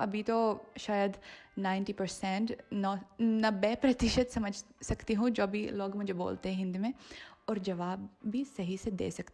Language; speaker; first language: Hindi; non-native, fluent; Russian